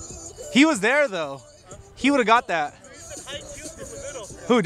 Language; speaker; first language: English; native; English